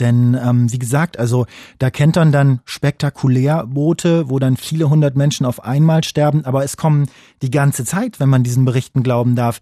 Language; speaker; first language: German; native; German